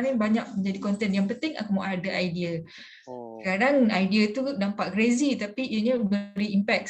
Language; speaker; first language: Malay; native; Malay